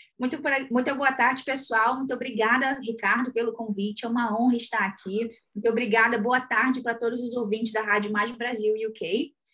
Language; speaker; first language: Portuguese; native; Portuguese